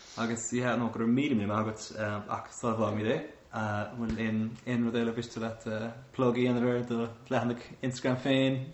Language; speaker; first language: Irish; non-native, local second language; English